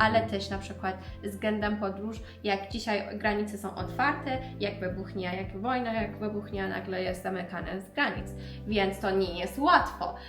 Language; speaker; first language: Polish; non-native, learner; Persian